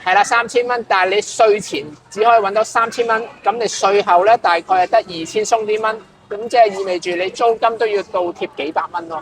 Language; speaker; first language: Cantonese; native; Cantonese